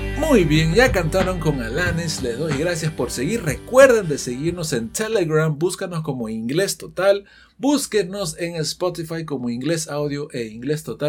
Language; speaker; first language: Spanish; native; Spanish